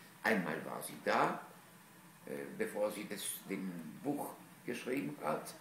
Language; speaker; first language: German; non-native, fluent; Polish